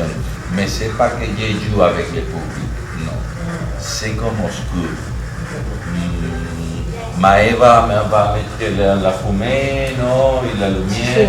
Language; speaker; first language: French; non-native, learner; Spanish